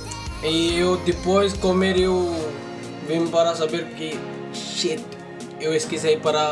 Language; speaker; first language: Portuguese; non-native, learner; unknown